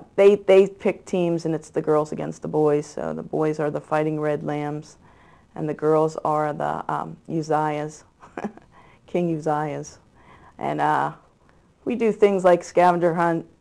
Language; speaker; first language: English; native; English